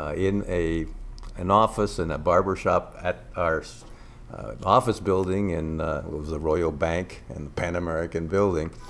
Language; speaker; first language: English; non-native, local second language; Spanish